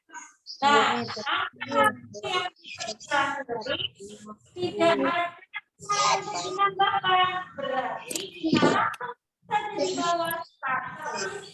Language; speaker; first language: Indonesian; native; Indonesian